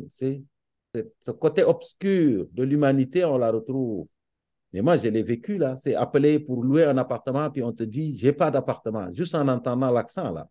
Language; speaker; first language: French; non-native, local second language; Serer